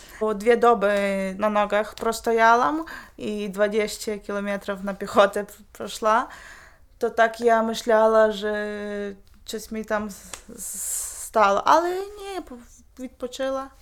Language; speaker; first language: Polish; non-native, learner; Ukrainian